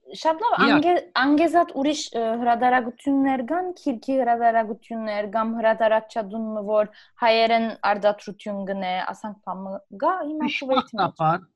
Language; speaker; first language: Armenian; early bilingual, heritage; Armenian